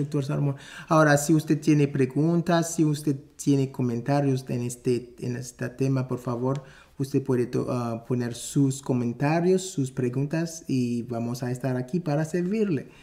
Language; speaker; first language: Spanish; non-native, fluent; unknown